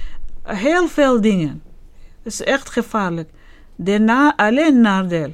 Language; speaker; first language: Dutch; non-native, learner; Arabic